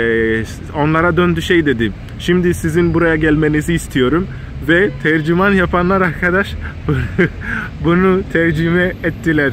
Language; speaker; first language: Turkish; non-native, fluent; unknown